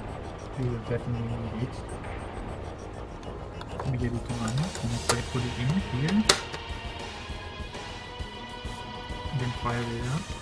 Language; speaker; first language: English; non-native, fluent; German